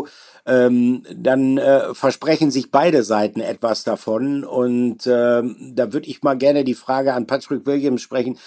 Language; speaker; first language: German; native; German